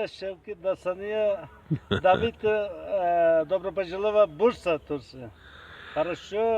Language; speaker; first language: Russian; early bilingual, heritage; Turkish